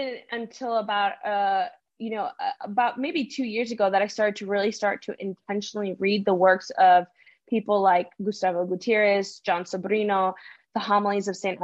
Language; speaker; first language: English; early bilingual, other home language; Spanish